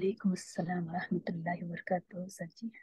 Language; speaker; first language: Arabic; non-native, learner; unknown